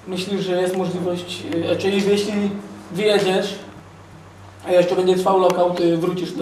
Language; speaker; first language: Polish; native; Polish